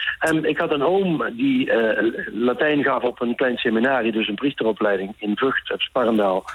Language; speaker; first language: Dutch; native; Dutch